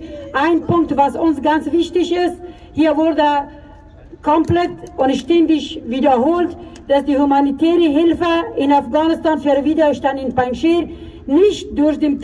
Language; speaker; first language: German; non-native, fluent; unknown